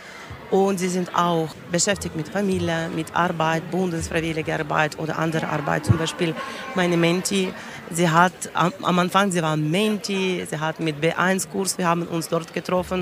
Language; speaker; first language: German; non-native, learner; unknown